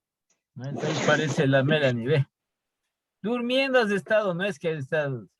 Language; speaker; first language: Spanish; native; Spanish